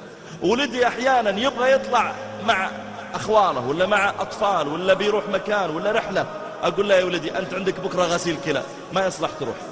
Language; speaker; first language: Arabic; native; Arabic